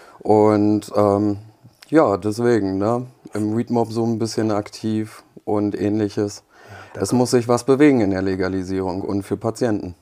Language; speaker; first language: German; early bilingual, other home language; Polish